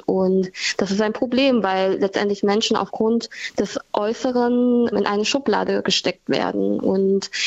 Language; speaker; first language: German; native; German